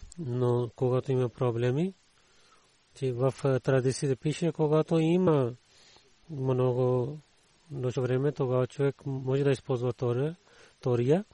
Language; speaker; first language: Bulgarian; non-native, learner; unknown